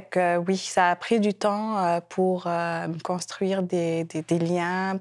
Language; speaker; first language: French; non-native, local second language; Kabyle